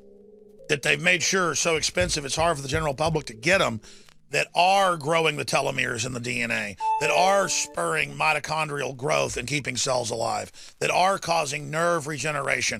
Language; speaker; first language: English; native; English